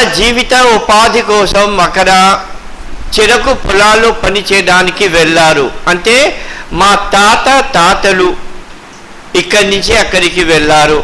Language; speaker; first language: Telugu; early bilingual, heritage; Telugu